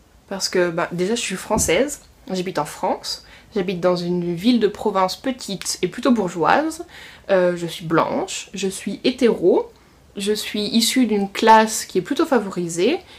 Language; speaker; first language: French; native; French